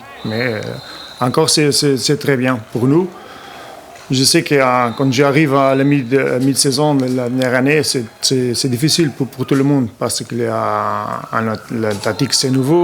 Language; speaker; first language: French; non-native, learner; Portuguese